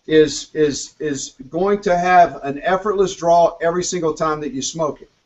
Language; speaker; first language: English; native; English